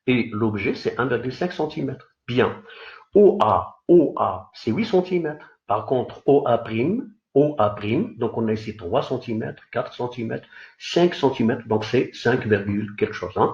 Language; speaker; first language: French; non-native, local second language; Arabic